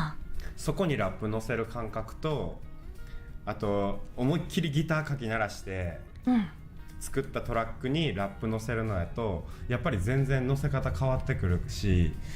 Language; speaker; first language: Japanese; native; Japanese